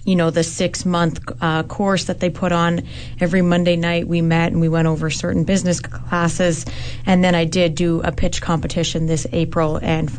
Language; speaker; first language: English; native; English